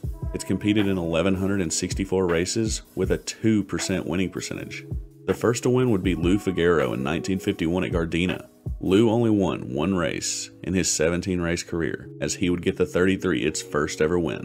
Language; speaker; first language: English; native; English